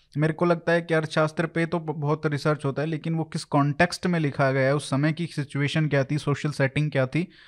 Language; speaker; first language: Hindi; native; Hindi